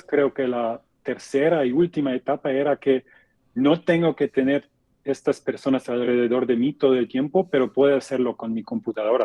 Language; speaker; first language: Spanish; non-native, fluent; German